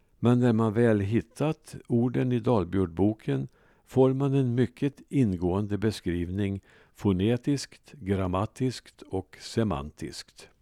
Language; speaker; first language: Swedish; native; Swedish